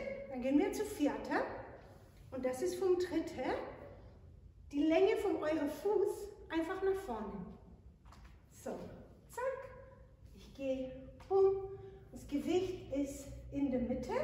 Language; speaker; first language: German; non-native, fluent; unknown